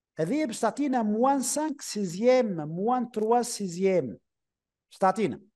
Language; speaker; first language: French; non-native, local second language; Arabic